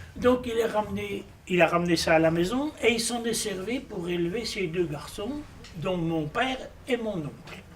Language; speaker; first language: French; native; French